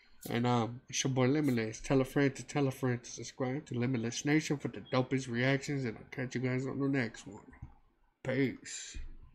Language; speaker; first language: English; early bilingual, other home language; Spanish